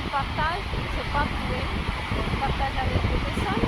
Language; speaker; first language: French; non-native, learner; Portuguese